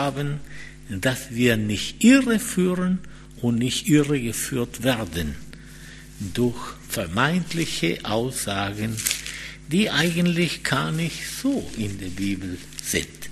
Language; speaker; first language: German; non-native, fluent; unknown